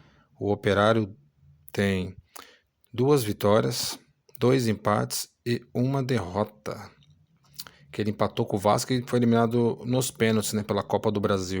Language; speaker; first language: Portuguese; native; Portuguese